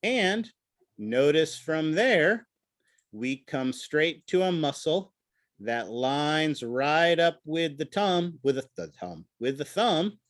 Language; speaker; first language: English; native; English